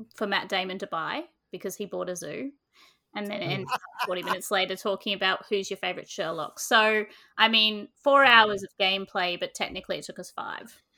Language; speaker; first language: English; native; English